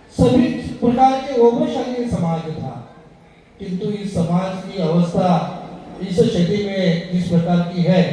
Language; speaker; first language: Hindi; non-native, local second language; Marathi